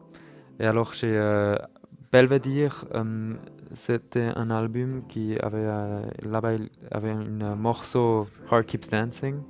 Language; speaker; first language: French; non-native, learner; German